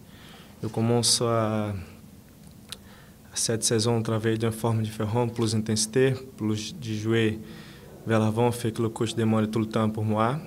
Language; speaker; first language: French; non-native, learner; Portuguese